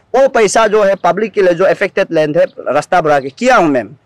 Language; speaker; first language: Hindi; non-native, local second language; Nyishi